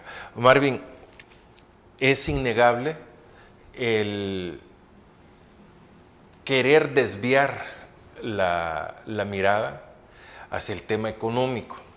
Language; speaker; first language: Spanish; native; Spanish